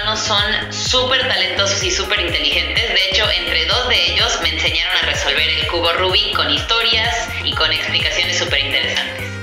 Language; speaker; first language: Spanish; early bilingual, other home language; English